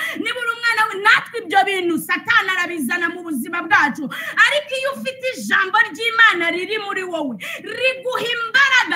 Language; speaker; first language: Kinyarwanda; early bilingual, heritage; Kinyarwanda